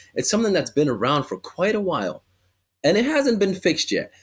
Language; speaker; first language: English; early bilingual, other home language; Spanish